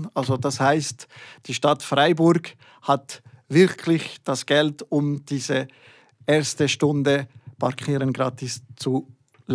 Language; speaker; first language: German; non-native, local second language; French